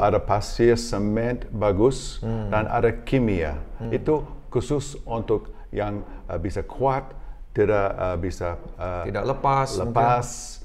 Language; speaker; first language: Indonesian; non-native, learner; English